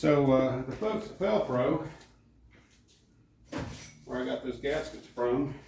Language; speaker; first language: English; native; English